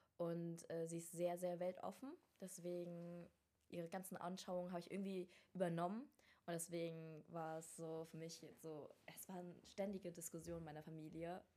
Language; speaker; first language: German; early bilingual, other home language; Vietnamese